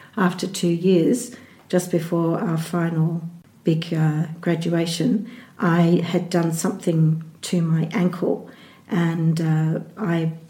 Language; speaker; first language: English; native; English